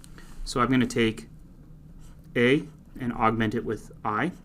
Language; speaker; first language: English; native; English